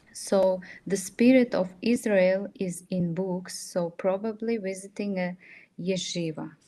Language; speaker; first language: English; non-native, fluent; Russian